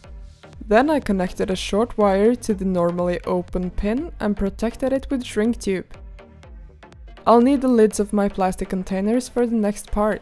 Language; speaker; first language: English; non-native, fluent; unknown